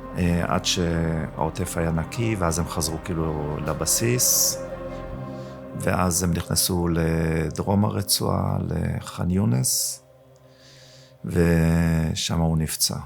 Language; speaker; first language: Hebrew; early bilingual, other home language; German